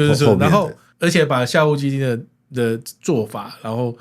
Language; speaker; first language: Chinese; native; Chinese